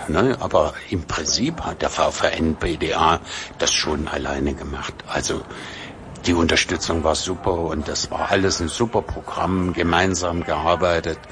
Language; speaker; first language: German; native; German